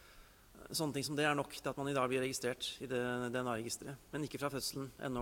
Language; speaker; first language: Norwegian; native; Norwegian